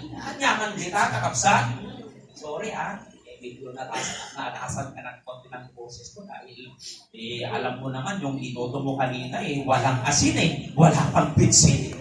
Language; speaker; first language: Filipino; non-native, local second language; Iloko